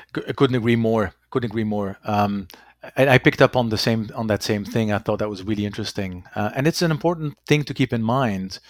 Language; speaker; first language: English; non-native, fluent; Dutch